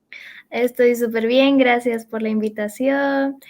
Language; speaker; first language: Spanish; native; Spanish